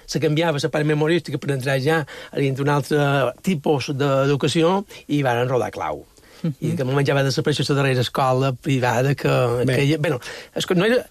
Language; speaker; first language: Catalan; native; Catalan